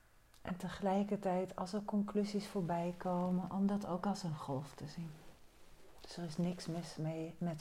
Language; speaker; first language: Dutch; native; Dutch